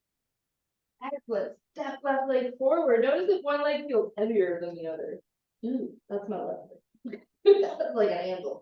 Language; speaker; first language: English; native; English